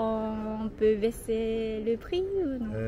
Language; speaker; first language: French; non-native, learner; Japanese